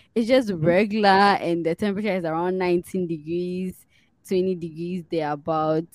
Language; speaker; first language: English; non-native, local second language; Akan